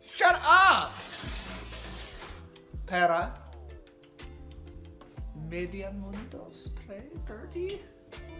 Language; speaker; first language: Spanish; non-native, learner; English